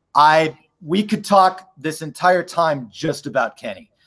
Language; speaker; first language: English; native; English